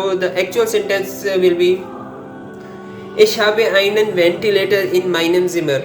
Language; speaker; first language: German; non-native, learner; Urdu